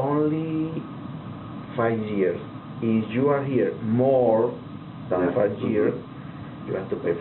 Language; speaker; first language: English; non-native, learner; Spanish